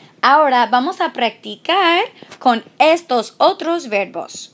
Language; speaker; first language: Spanish; non-native, fluent; English